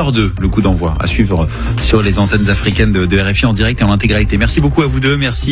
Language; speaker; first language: French; native; French